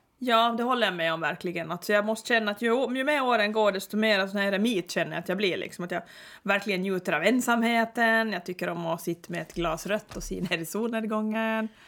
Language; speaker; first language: Swedish; native; Swedish